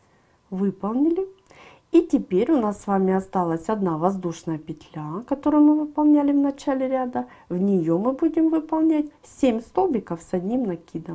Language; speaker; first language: Russian; native; Russian